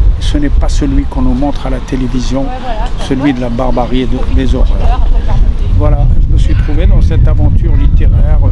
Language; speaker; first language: French; non-native, local second language; Arabic